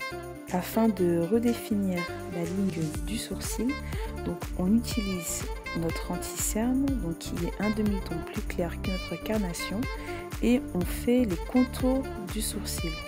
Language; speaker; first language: French; native; French